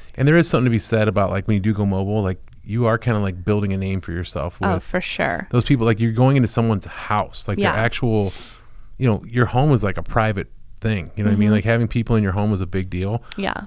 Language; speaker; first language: English; native; English